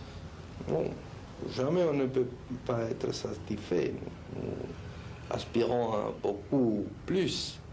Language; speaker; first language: French; non-native, fluent; Spanish